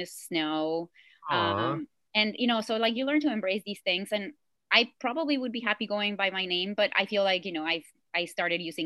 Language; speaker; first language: English; non-native, fluent; Spanish